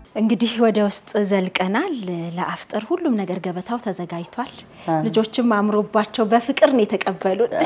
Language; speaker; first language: Amharic; native; Amharic